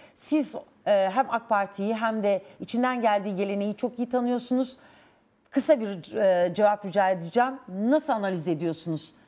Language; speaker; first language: Turkish; native; Turkish